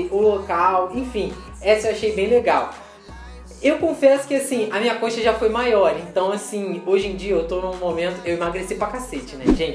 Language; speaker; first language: Portuguese; native; Portuguese